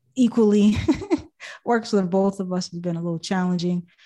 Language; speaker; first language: English; native; English